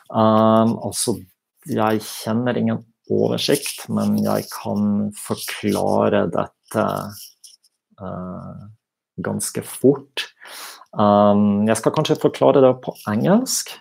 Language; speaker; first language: Norwegian; non-native, fluent; German